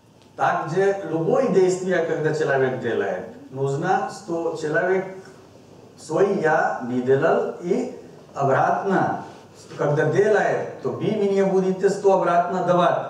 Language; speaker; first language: Russian; non-native, learner; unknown